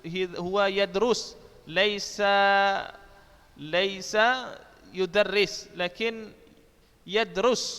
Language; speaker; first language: Arabic; non-native, fluent; Indonesian